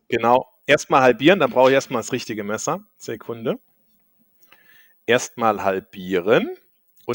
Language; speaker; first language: German; native; German